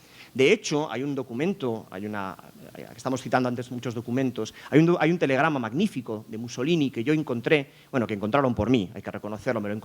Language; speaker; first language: Spanish; native; Spanish